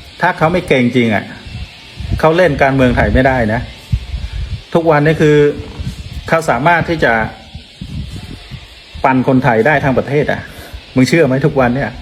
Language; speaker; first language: Thai; non-native, fluent; Khmer